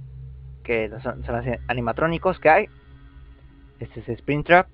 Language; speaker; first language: Spanish; native; Spanish